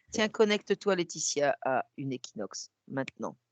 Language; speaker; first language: French; native; French